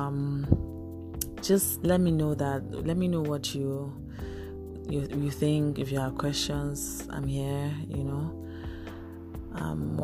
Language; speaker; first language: English; non-native, local second language; Igbo